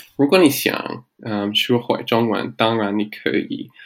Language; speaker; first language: Chinese; non-native, learner; English